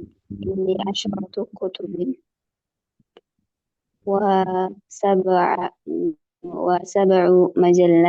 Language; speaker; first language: Arabic; non-native, learner; Indonesian